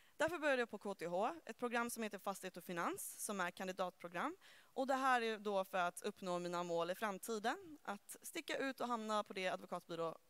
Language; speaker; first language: Swedish; early bilingual, other home language; Turkish